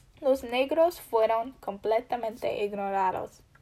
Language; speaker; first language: Spanish; non-native, learner; English